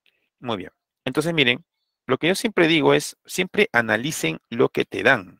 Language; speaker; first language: Spanish; native; Spanish